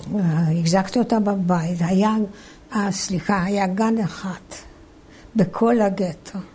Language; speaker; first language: Hebrew; non-native, fluent; Polish